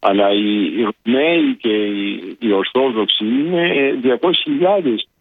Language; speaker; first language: Greek; non-native, local second language; Arabic